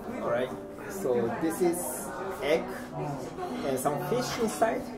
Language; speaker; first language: English; non-native, fluent; Japanese